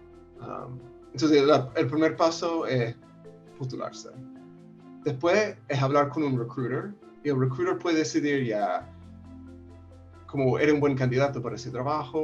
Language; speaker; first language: Spanish; non-native, fluent; English